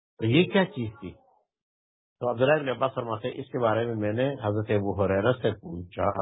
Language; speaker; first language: Urdu; non-native, local second language; Pashto